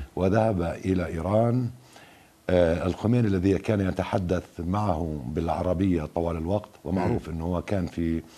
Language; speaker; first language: Arabic; native; Arabic